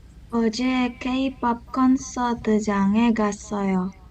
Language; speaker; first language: Korean; non-native, learner; Indonesian